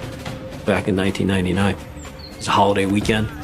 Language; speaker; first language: English; native; English